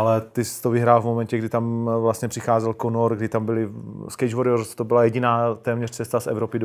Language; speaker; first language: Czech; native; Czech